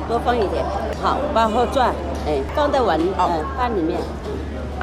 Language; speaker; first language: Chinese; native; Chinese